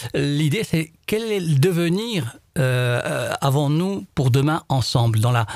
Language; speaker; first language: French; non-native, local second language; Arabic